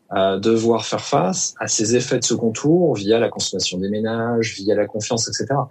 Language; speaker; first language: French; native; French